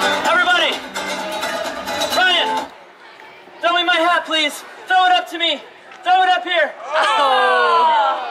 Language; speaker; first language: English; native; English